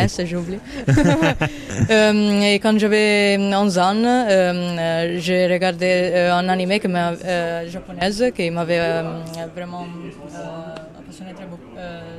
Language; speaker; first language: French; non-native, fluent; Italian